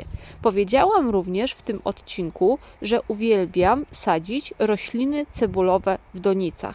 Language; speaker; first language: Polish; native; Polish